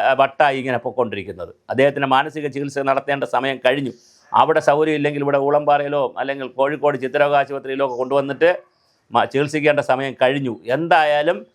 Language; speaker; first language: Malayalam; native; Malayalam